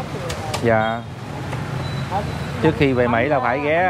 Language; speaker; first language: Vietnamese; native; Vietnamese